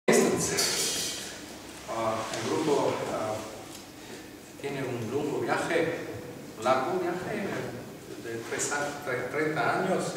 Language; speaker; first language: Spanish; non-native, learner; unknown